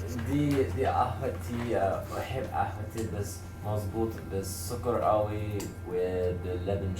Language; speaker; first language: Arabic; non-native, learner; English